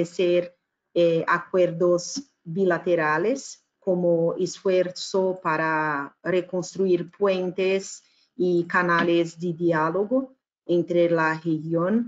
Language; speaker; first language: Spanish; non-native, fluent; Portuguese